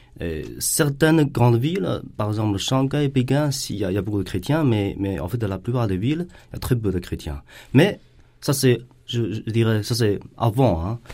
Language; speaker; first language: French; non-native, fluent; Chinese